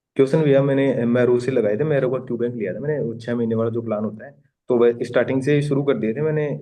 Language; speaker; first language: Hindi; native; Hindi